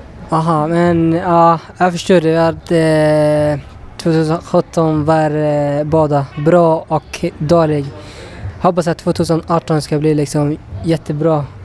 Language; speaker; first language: Swedish; non-native, fluent; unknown